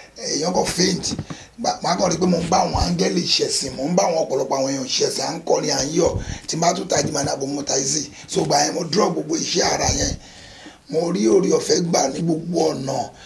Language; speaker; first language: Yoruba; non-native, local second language; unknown